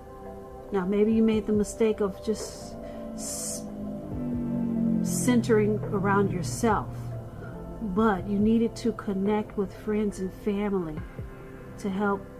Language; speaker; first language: English; native; English